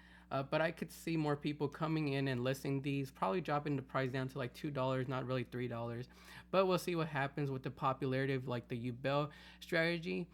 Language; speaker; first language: English; native; English